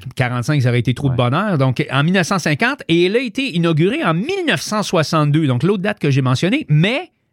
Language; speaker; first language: French; native; French